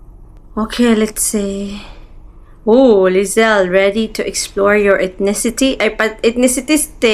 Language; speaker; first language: English; non-native, local second language; Cebuano